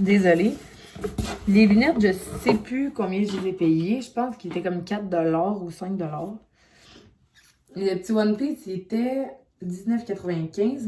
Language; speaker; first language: French; native; French